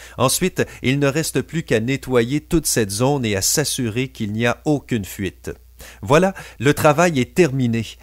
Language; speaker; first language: French; native; French